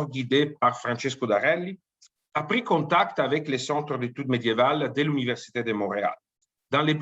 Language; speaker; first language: French; native; French